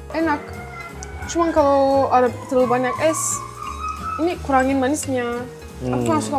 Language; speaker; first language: Indonesian; non-native, fluent; Turkish